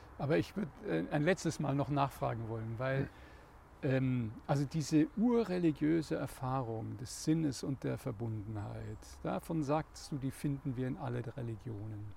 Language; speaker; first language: German; native; German